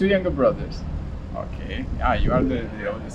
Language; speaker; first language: English; non-native, learner; Portuguese